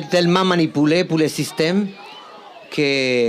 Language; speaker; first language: French; non-native, fluent; Spanish